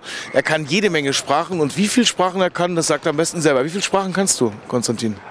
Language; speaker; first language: German; native; German